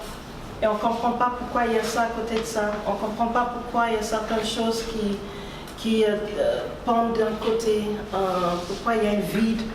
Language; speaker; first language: French; non-native, fluent; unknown